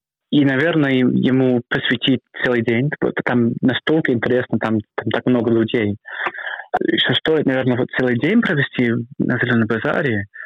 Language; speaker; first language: Russian; non-native, fluent; English